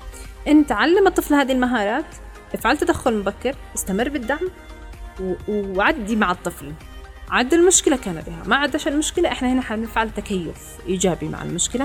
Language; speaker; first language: Arabic; native; Arabic